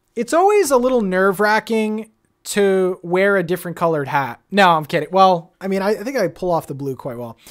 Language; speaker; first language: English; native; English